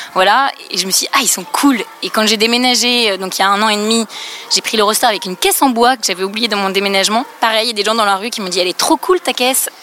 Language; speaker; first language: French; native; French